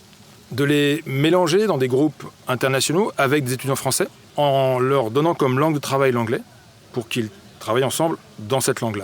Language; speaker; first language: French; native; French